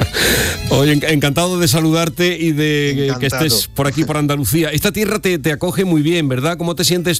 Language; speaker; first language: Spanish; native; Spanish